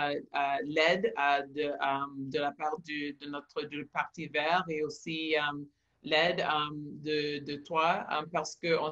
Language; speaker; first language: French; non-native, local second language; English